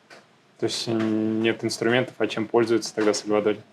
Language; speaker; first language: Russian; native; Russian